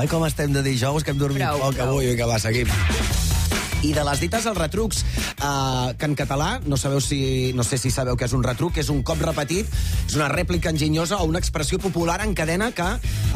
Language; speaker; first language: Catalan; native; Catalan